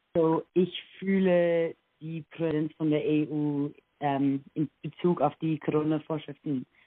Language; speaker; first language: German; early bilingual, heritage; English